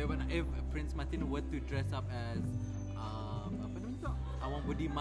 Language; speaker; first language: English; non-native, local second language; Malay